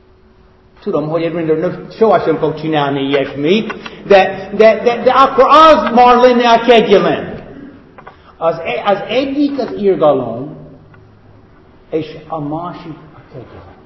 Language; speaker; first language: Hungarian; non-native, fluent; English